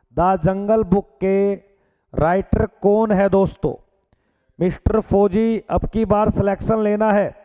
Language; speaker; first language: Hindi; native; Hindi